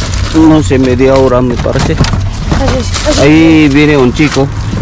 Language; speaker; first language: Spanish; non-native, learner; Filipino